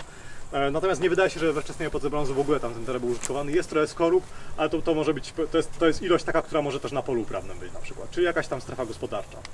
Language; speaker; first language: Polish; native; Polish